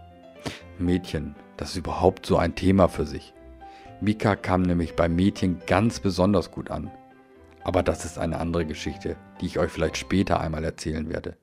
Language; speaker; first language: German; native; German